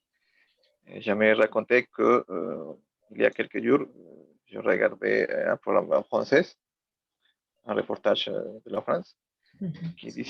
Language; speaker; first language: French; non-native, learner; Spanish